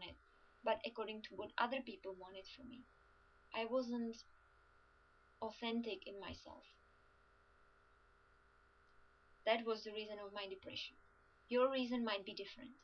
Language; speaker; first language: English; non-native, fluent; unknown